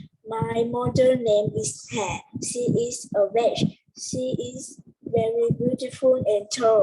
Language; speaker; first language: English; non-native, learner; Vietnamese